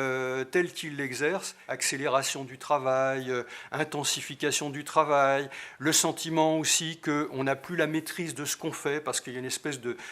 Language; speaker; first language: French; native; French